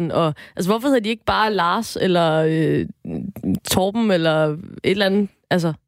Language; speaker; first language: Danish; native; Danish